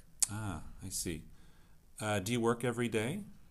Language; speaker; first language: English; native; English